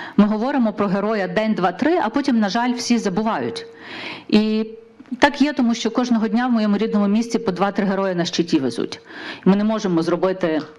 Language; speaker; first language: Ukrainian; native; Ukrainian